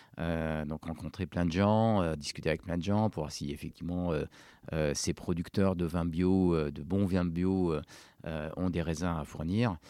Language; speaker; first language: French; non-native, local second language; Arabic